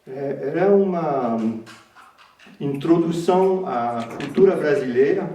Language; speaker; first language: Portuguese; early bilingual, heritage; Portuguese